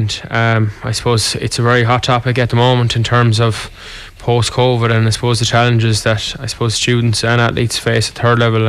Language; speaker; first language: English; native; English